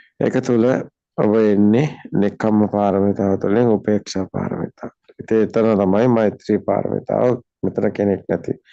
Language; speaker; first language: Sinhala; native; Sinhala